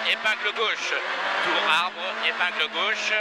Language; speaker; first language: French; native; French